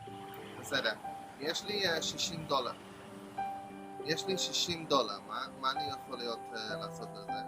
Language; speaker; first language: Hebrew; non-native, learner; English